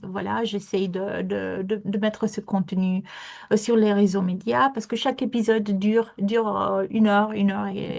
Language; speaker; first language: French; non-native, fluent; Romanian